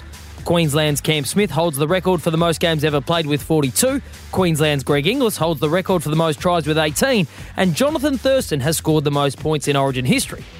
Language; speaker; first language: English; native; English